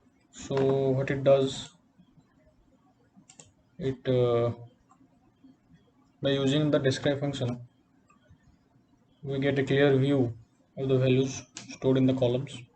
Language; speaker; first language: English; non-native, local second language; Odia